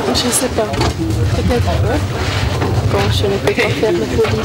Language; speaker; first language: French; non-native, local second language; German